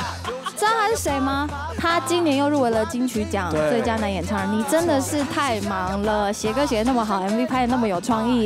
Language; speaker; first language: Chinese; native; Chinese